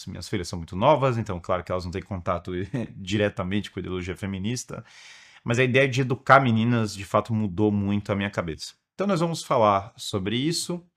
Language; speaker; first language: Portuguese; native; Portuguese